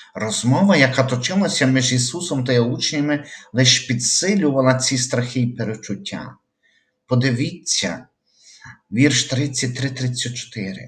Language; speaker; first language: Ukrainian; native; Ukrainian